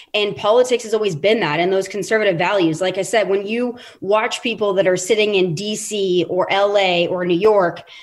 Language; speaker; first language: English; native; English